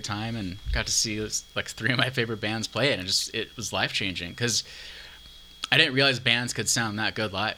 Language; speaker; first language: English; native; English